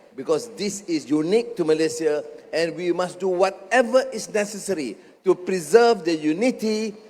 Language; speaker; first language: English; non-native, local second language; Malay